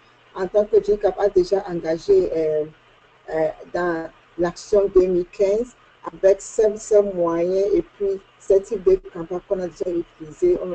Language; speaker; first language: French; non-native, fluent; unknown